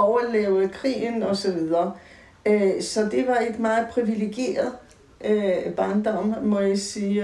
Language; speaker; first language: Danish; native; Danish